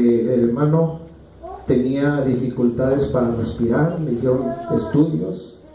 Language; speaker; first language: Spanish; native; Spanish